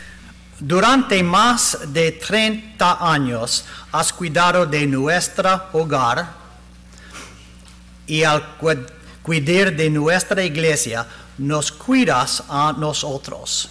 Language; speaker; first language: Spanish; non-native, learner; English